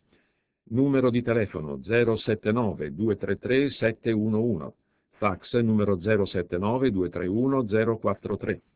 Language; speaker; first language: Italian; native; Italian